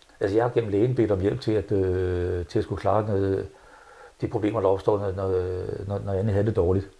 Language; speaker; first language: Danish; native; Danish